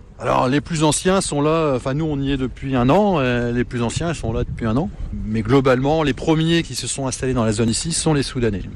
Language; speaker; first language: French; native; French